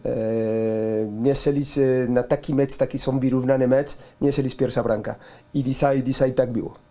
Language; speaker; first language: Polish; non-native, learner; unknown